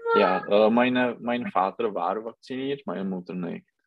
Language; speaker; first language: German; non-native, learner; Czech